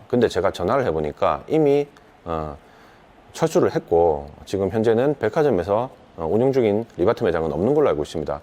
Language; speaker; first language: Korean; native; Korean